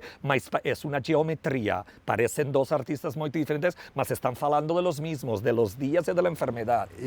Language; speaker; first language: Portuguese; non-native, learner; Spanish